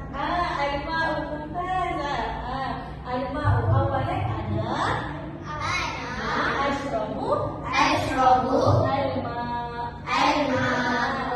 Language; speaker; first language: Arabic; non-native, learner; Malay